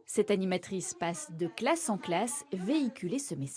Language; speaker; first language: French; native; French